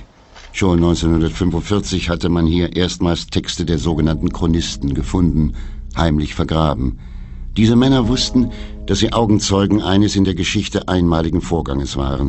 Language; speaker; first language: German; native; German